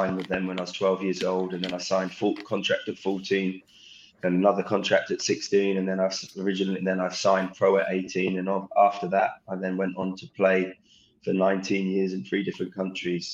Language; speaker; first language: English; native; English